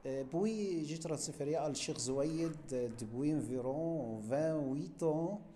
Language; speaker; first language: French; non-native, fluent; Arabic